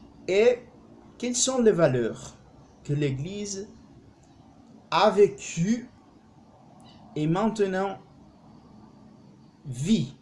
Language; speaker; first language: French; non-native, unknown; Spanish